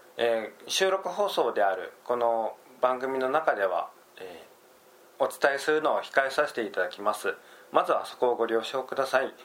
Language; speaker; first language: Japanese; native; Japanese